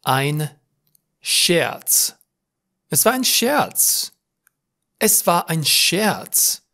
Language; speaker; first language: German; non-native, learner; Romanian